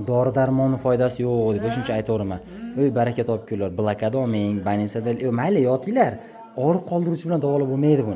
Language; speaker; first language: Uzbek; native; Uzbek